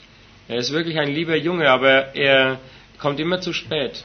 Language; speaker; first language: German; native; German